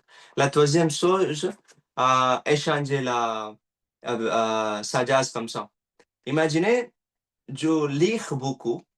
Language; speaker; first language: French; non-native, learner; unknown